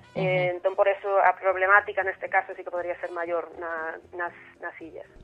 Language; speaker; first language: Galician; non-native, local second language; Spanish